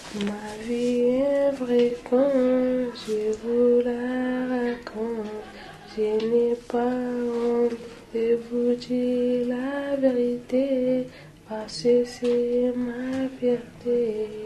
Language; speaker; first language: French; non-native, learner; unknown